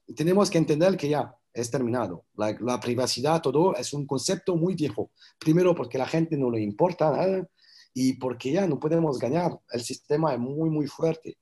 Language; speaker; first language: Spanish; non-native, learner; French